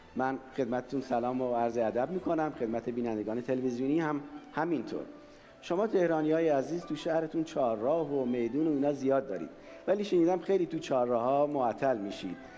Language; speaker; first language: Persian; non-native, local second language; Baluchi